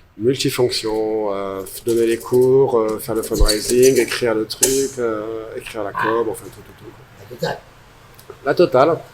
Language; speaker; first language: French; native; French